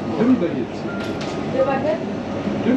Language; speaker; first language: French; non-native, learner; English